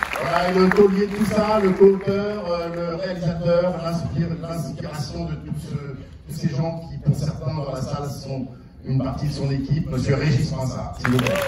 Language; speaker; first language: French; native; French